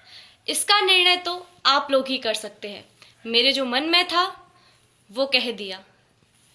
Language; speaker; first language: Hindi; native; Hindi